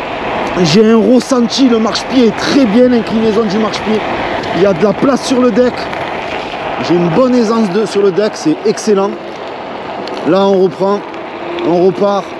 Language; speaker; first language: French; native; French